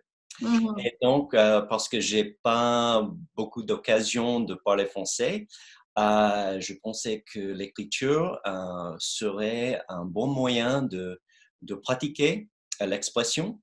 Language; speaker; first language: French; non-native, fluent; English